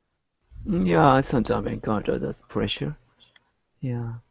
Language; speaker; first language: English; non-native, learner; Japanese